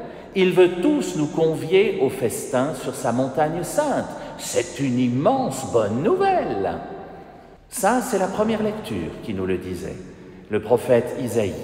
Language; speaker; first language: French; native; French